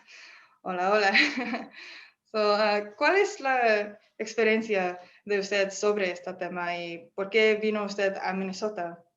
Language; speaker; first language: Spanish; non-native, fluent; English